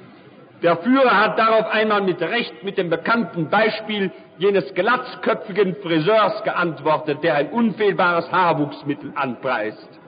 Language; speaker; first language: German; native; German